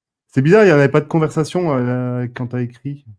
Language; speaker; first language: French; native; French